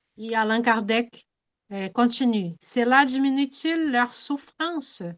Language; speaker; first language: French; non-native, fluent; Portuguese